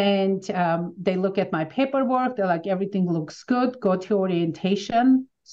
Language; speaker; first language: English; non-native, fluent; Armenian